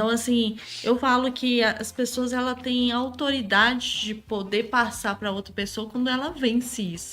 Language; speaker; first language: Portuguese; native; Portuguese